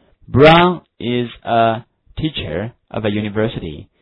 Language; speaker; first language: English; non-native, fluent; Chinese